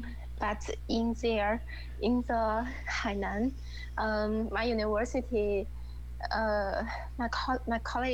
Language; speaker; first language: English; non-native, learner; Chinese